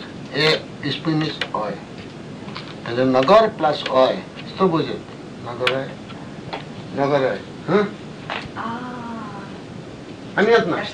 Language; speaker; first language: Russian; non-native, learner; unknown